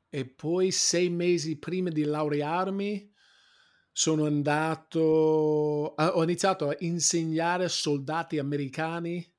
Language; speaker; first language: Italian; non-native, fluent; English